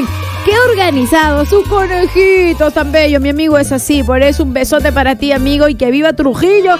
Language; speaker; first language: Spanish; native; Spanish